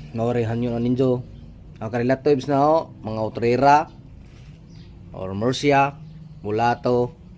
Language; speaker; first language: Cebuano; native; Cebuano